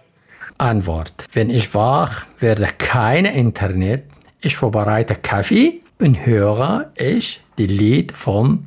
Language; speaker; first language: German; non-native, learner; Arabic